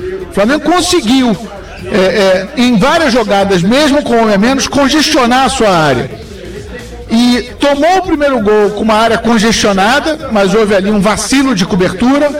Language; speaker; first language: Portuguese; native; Portuguese